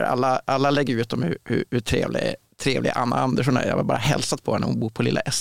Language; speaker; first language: Swedish; native; Swedish